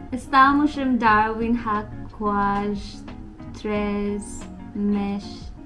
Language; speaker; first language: Portuguese; non-native, learner; Nepali